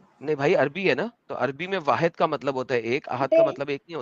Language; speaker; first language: Hindi; native; Hindi